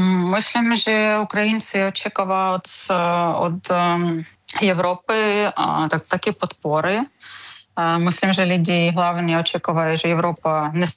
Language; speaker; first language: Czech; non-native, learner; Ukrainian